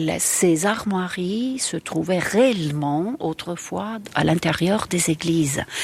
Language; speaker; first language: French; non-native, fluent; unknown